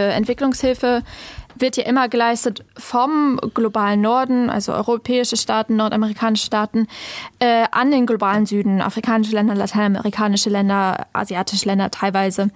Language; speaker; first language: German; native; German